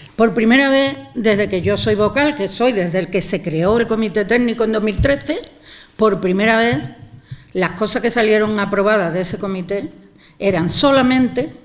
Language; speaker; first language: Spanish; native; Spanish